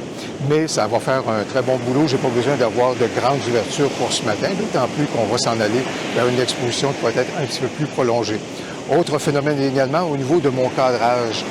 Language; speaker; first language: French; native; French